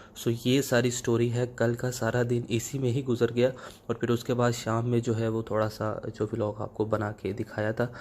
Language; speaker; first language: Urdu; non-native, local second language; Punjabi